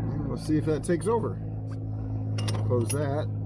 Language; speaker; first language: English; native; English